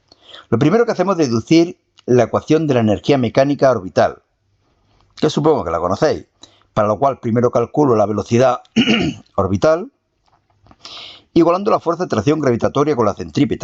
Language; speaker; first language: Spanish; native; Spanish